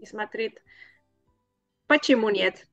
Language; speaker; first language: Russian; non-native, learner; Spanish